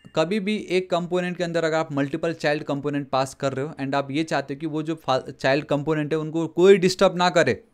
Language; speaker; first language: Hindi; non-native, local second language; Nepali